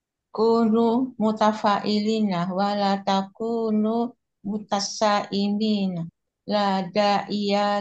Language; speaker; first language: Arabic; non-native, learner; Indonesian